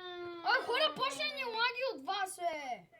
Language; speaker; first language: Bulgarian; native; Bulgarian